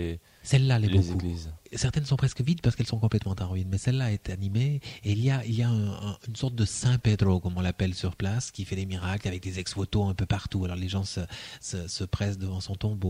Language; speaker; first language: French; native; French